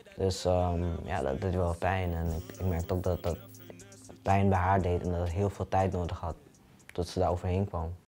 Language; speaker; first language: Dutch; early bilingual, other home language; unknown